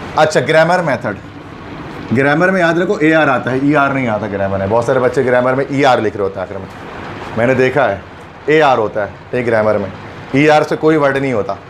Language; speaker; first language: Urdu; native; Urdu